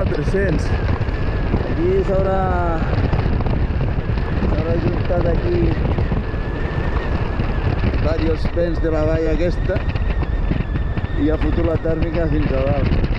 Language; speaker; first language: Catalan; native; Catalan